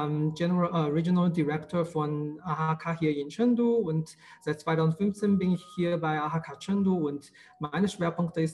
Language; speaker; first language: German; non-native, fluent; Chinese